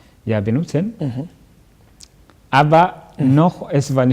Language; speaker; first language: German; non-native, learner; Kinyarwanda